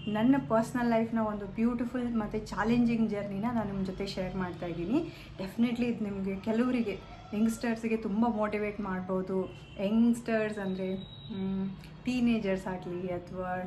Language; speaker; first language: Kannada; native; Kannada